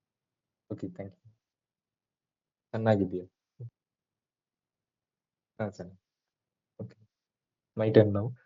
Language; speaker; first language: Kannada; non-native, learner; Tamil